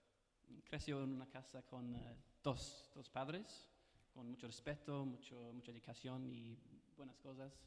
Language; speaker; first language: Spanish; non-native, fluent; English